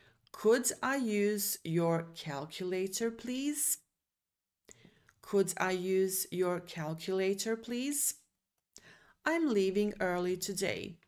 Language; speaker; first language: English; non-native, fluent; Serbian